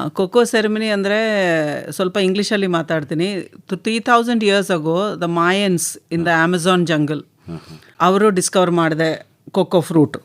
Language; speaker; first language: Kannada; non-native, local second language; Malayalam